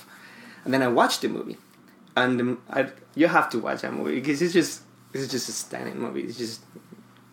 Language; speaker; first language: English; non-native, fluent; Spanish